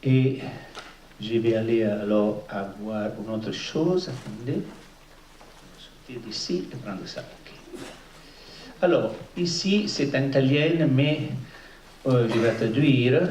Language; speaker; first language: French; non-native, fluent; Italian